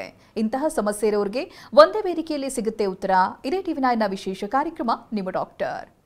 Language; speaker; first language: Kannada; native; Kannada